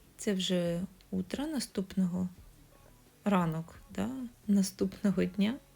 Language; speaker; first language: Ukrainian; non-native, local second language; Russian